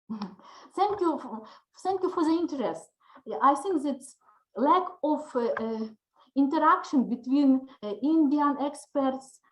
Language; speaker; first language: English; non-native, learner; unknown